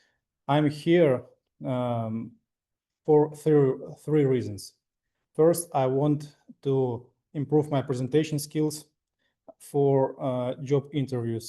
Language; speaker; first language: English; non-native, fluent; Russian